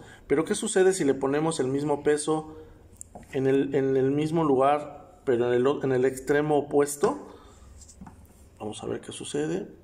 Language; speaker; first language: Spanish; native; Spanish